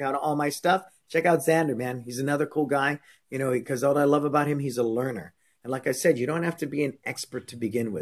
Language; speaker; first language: English; native; English